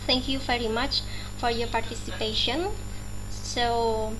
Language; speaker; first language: English; non-native, fluent; Indonesian